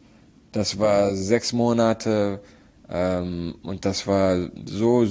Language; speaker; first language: German; non-native, learner; Arabic